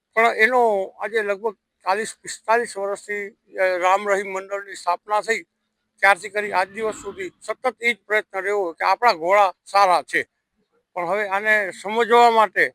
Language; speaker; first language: Gujarati; native; Gujarati